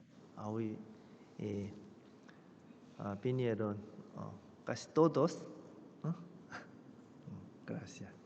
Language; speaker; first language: Spanish; non-native, fluent; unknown